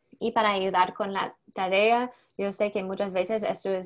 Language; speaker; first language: Spanish; non-native, learner; English